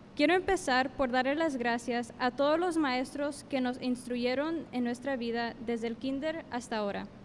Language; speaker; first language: Spanish; early bilingual, heritage; Spanish